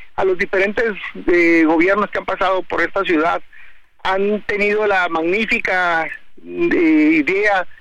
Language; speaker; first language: Spanish; native; Spanish